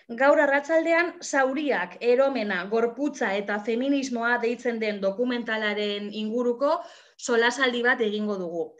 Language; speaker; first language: Basque; non-native, local second language; Spanish